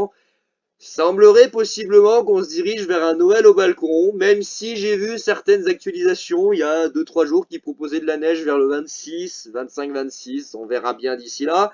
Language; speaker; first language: French; native; French